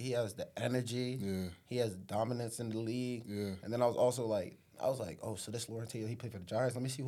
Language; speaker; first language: English; native; English